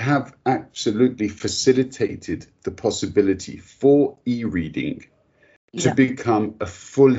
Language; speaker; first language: English; native; English